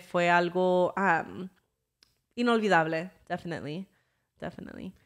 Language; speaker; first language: English; early bilingual, other home language; Spanish